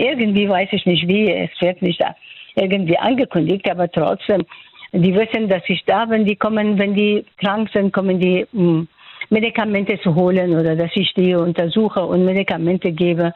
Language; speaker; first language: German; non-native, fluent; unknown